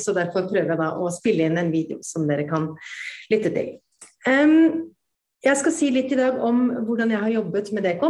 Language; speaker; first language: Norwegian; native; Norwegian